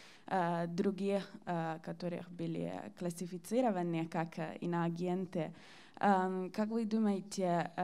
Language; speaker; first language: Russian; non-native, learner; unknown